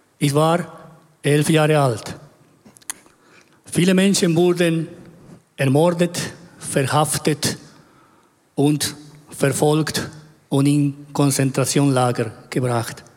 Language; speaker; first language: German; non-native, fluent; Spanish